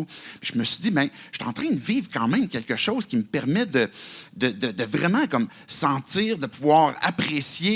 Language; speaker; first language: French; native; French